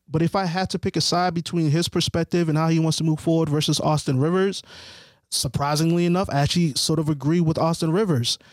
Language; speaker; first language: English; early bilingual, other home language; Haitian Creole